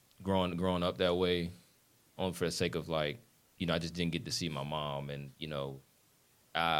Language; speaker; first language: English; native; English